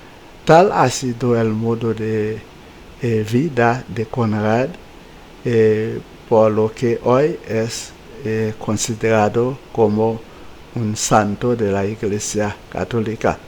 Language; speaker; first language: Spanish; non-native, fluent; Haitian Creole